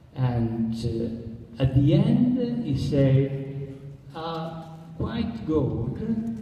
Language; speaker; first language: English; non-native, learner; Italian